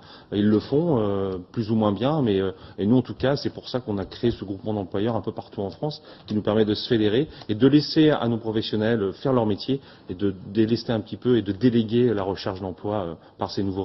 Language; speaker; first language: French; native; French